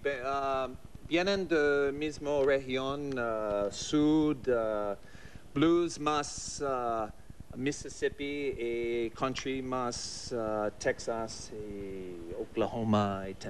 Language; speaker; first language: Spanish; non-native, learner; English